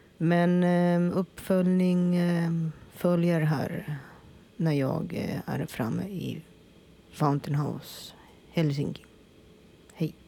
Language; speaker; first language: Swedish; early bilingual, other home language; Finnish